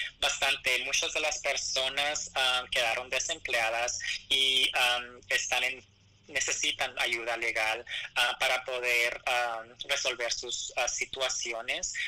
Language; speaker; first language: Spanish; early bilingual, other home language; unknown